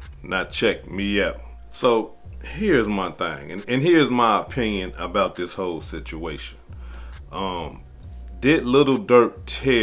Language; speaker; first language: English; native; English